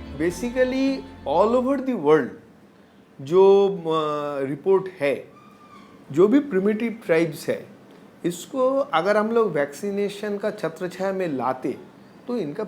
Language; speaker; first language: Hindi; non-native, local second language; Bangla